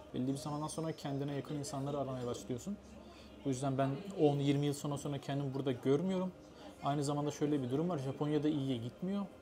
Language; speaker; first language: Turkish; native; Turkish